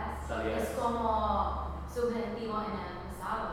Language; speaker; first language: Spanish; non-native, learner; English